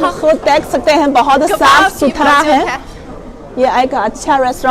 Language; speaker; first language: Hindi; non-native, learner; Chinese